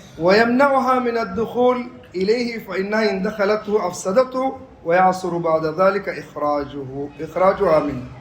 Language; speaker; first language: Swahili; native; Swahili